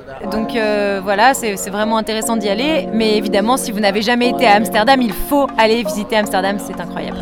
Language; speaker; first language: French; non-native, fluent; Dutch